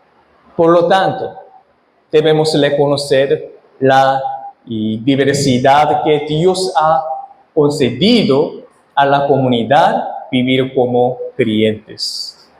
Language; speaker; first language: Spanish; non-native, fluent; Korean